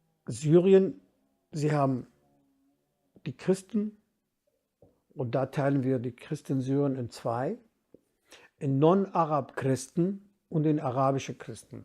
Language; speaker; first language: German; non-native, fluent; Kurdish